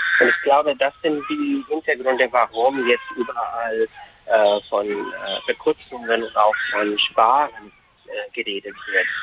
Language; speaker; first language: German; non-native, fluent; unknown